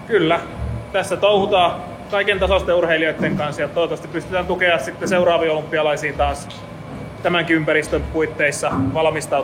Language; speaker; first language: Finnish; native; Finnish